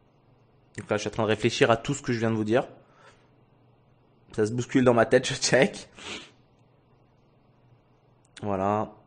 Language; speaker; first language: French; native; French